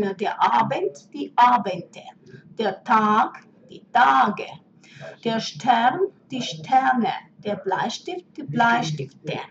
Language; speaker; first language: German; non-native, fluent; Russian